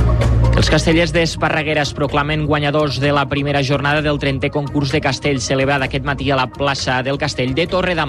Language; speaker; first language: Catalan; native; Catalan